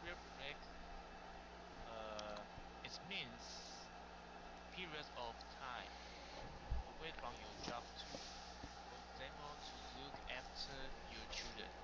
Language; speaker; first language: English; non-native, learner; Chinese